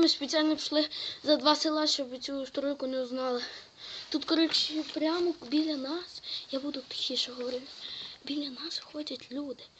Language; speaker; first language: Ukrainian; native; Ukrainian